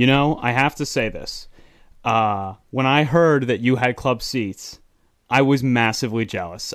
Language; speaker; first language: English; native; English